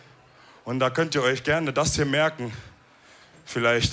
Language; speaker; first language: German; early bilingual, other home language; Wolof